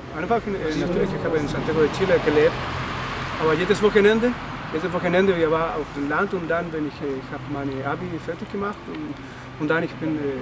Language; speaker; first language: German; non-native, learner; Spanish